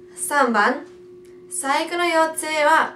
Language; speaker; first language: Japanese; non-native, learner; English